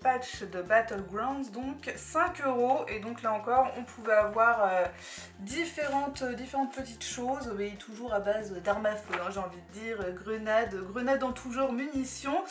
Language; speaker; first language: French; native; French